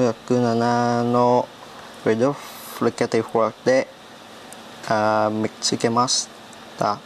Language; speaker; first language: Japanese; non-native, learner; Vietnamese